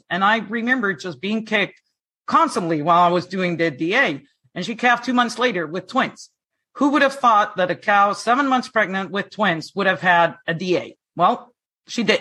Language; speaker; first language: English; non-native, fluent; Spanish